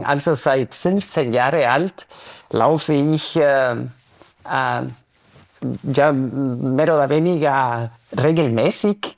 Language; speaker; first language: German; non-native, fluent; Spanish